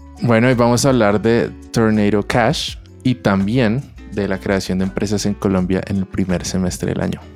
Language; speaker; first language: Spanish; native; Spanish